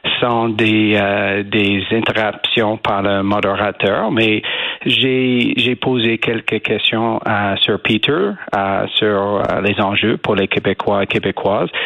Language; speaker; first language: French; non-native, learner; English